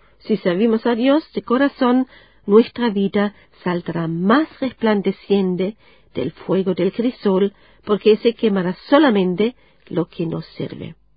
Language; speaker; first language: Spanish; non-native, fluent; German